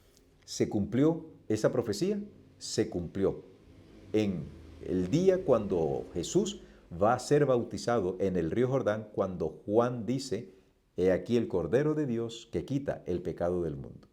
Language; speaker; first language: Spanish; native; Spanish